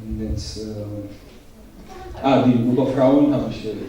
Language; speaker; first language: German; non-native, learner; Georgian